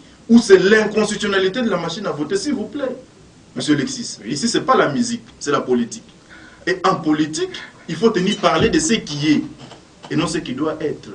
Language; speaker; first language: French; non-native, local second language; Lingala